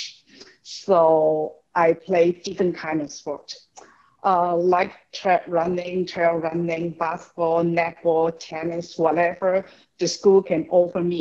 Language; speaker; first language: English; non-native, local second language; Cantonese